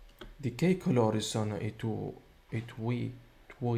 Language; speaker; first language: Italian; non-native, learner; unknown